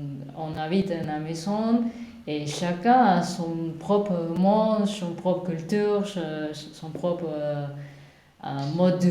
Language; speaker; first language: French; non-native, learner; Spanish